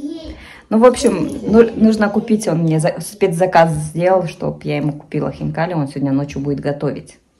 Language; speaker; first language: Russian; native; Russian